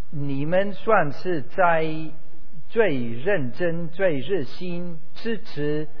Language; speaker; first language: Chinese; non-native, fluent; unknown